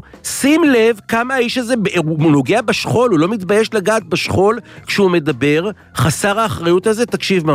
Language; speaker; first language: Hebrew; native; Hebrew